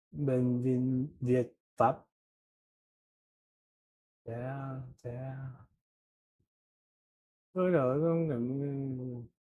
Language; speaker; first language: Vietnamese; non-native, learner; Dutch